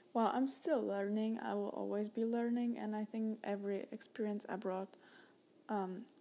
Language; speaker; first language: English; non-native, fluent; Czech